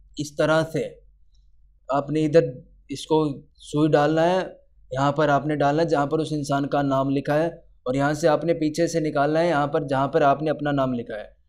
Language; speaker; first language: Hindi; native; Hindi